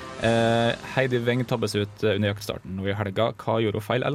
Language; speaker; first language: Norwegian; native; Norwegian